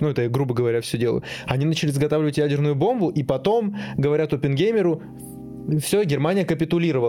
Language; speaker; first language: Russian; native; Russian